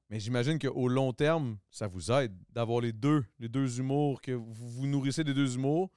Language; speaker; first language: French; native; French